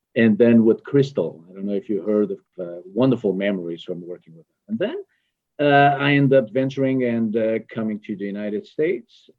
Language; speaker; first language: English; non-native, fluent; Portuguese